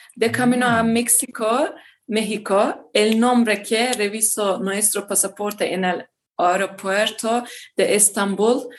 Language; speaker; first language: Spanish; non-native, learner; Turkish